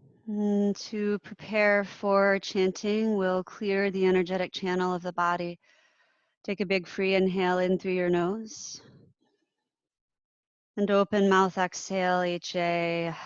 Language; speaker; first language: English; native; English